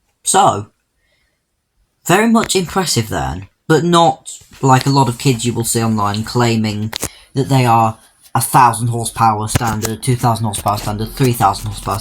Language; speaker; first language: English; native; English